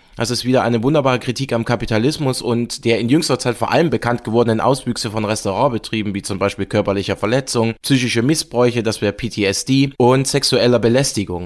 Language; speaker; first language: German; native; German